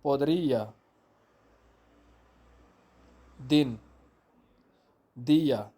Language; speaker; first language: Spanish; non-native, fluent; Urdu